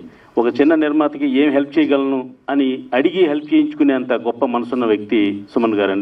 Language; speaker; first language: Telugu; native; Telugu